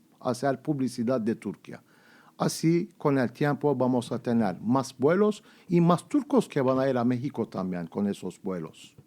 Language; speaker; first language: Spanish; non-native, fluent; Turkish